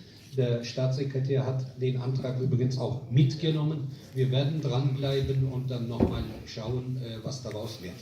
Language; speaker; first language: German; native; German